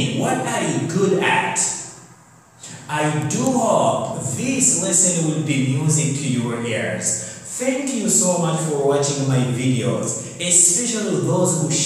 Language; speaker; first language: English; non-native, fluent; Comorian